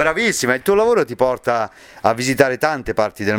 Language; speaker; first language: Italian; native; Italian